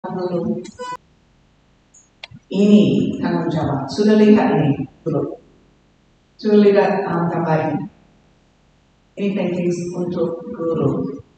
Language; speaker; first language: Indonesian; non-native, learner; English